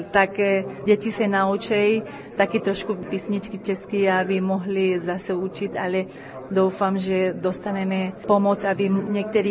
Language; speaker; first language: Czech; early bilingual, heritage; Spanish